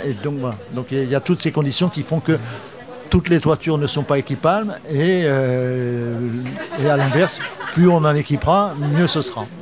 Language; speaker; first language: French; native; French